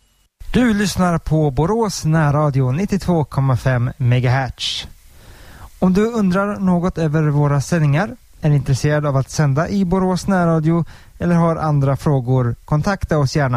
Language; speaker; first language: Swedish; native; Swedish